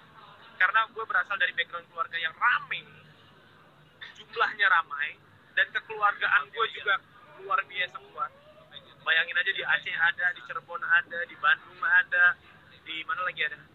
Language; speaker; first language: Indonesian; native; Indonesian